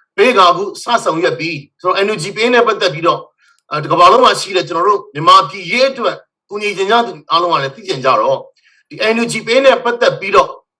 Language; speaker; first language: Burmese; native; Burmese